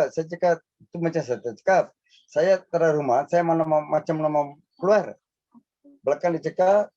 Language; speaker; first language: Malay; non-native, local second language; Tamil